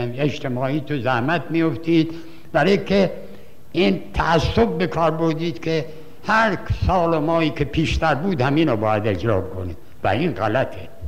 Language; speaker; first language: Persian; native; Persian